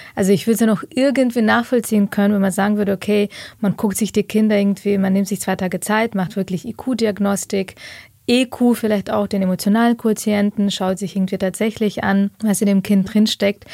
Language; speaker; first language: German; early bilingual, other home language; Ukrainian